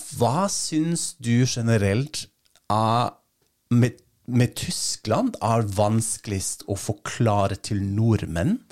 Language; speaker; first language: Norwegian; non-native, fluent; German